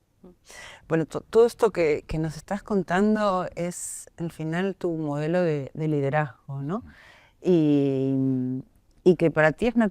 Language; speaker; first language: Spanish; native; Spanish